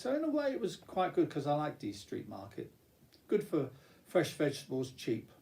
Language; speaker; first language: English; native; English